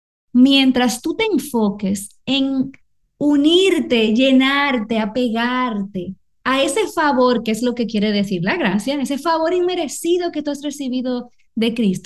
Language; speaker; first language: Spanish; native; Spanish